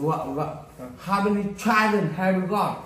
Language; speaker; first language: English; non-native, learner; Vietnamese